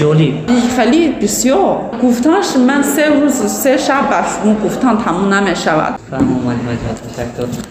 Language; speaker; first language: Tajik; non-native, learner; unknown